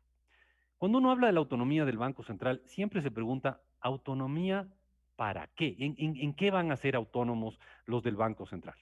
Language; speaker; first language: Spanish; native; Spanish